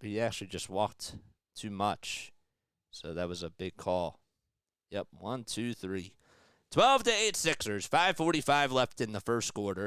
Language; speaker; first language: English; native; English